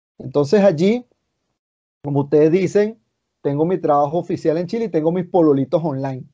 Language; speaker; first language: Spanish; native; Spanish